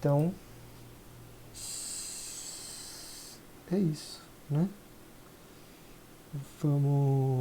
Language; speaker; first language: Portuguese; native; Portuguese